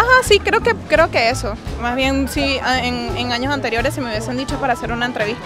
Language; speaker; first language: Spanish; native; Spanish